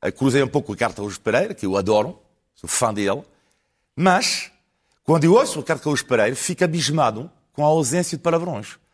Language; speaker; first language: Portuguese; non-native, fluent; French